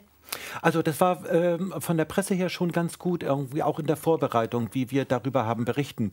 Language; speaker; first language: German; native; German